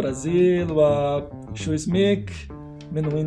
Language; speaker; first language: Arabic; non-native, learner; Portuguese